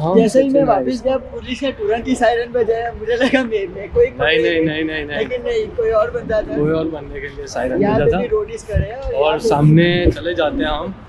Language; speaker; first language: Hindi; non-native, local second language; Gujarati